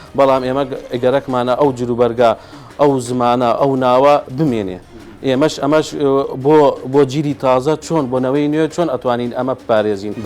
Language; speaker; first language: Central Kurdish; non-native, local second language; Azerbaijani